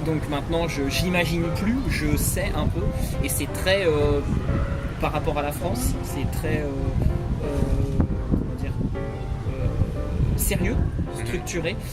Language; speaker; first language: French; native; French